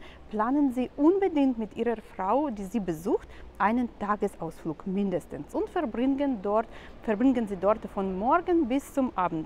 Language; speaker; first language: German; non-native, fluent; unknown